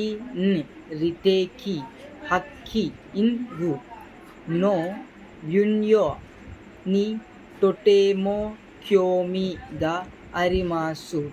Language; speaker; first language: Japanese; non-native, learner; Telugu